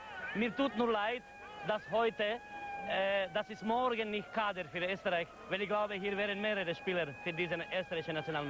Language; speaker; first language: German; non-native, fluent; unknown